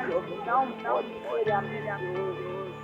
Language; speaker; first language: Portuguese; non-native, local second language; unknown